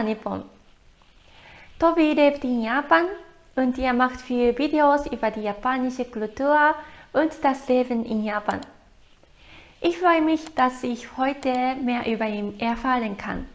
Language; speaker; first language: German; non-native, learner; Japanese